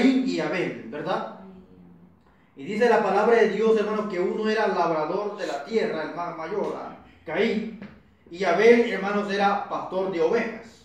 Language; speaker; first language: Spanish; native; Spanish